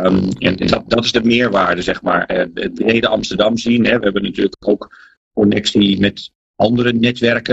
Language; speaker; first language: Dutch; native; Dutch